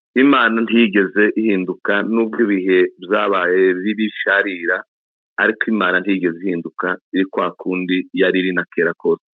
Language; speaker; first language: Kinyarwanda; native; Kinyarwanda